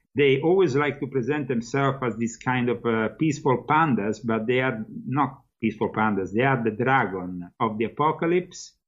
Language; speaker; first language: English; non-native, fluent; Italian